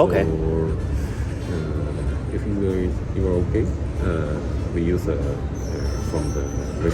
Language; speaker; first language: English; non-native, learner; Japanese